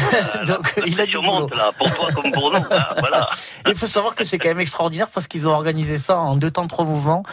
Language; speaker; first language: French; native; French